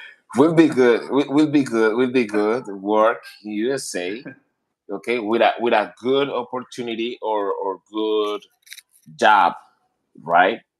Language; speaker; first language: English; non-native, learner; Spanish